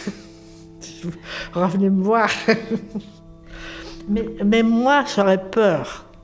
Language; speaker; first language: French; native; French